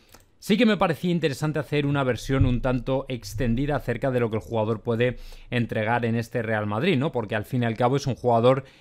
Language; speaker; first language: Spanish; native; Spanish